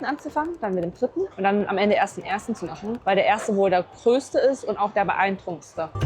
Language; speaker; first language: German; native; German